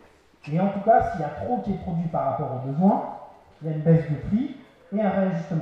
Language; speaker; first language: French; native; French